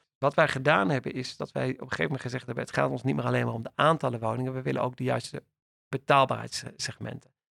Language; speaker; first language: Dutch; native; Dutch